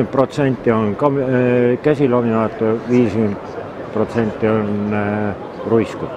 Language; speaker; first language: Finnish; non-native, learner; Estonian